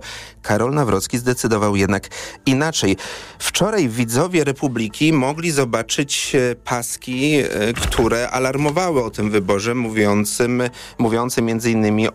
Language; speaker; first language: Polish; native; Polish